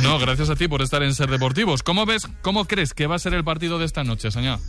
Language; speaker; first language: Spanish; native; Spanish